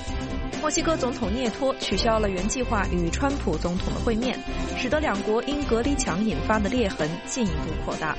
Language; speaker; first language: Chinese; native; Chinese